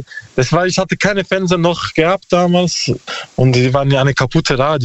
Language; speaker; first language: German; non-native, learner; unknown